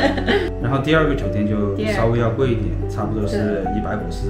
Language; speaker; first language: Chinese; native; Chinese